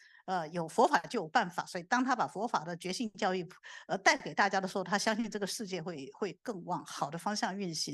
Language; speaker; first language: Chinese; native; Chinese